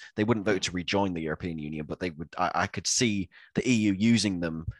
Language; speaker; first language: English; native; English